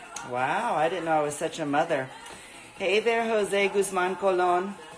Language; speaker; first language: English; early bilingual, other home language; Spanish